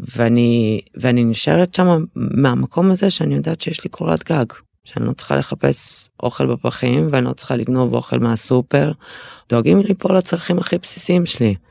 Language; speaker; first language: Hebrew; early bilingual, other home language; Russian